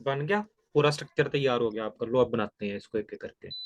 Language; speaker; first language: Hindi; non-native, local second language; Punjabi